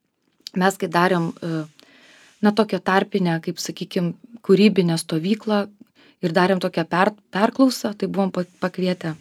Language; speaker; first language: Lithuanian; native; Lithuanian